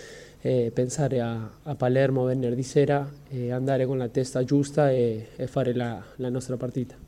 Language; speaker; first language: Italian; non-native, fluent; Spanish